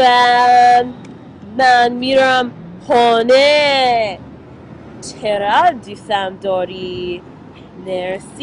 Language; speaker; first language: Persian; non-native, learner; English